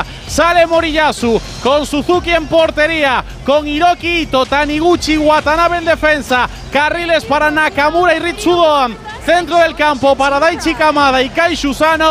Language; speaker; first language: Spanish; native; Spanish